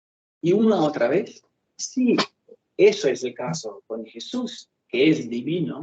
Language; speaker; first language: Spanish; non-native, fluent; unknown